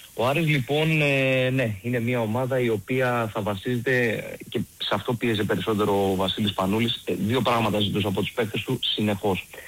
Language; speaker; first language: Greek; native; Greek